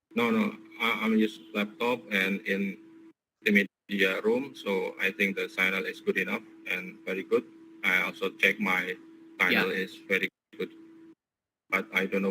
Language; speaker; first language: English; non-native, learner; Indonesian